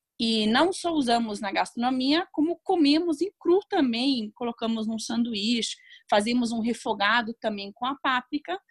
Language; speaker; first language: Portuguese; non-native, fluent; Hungarian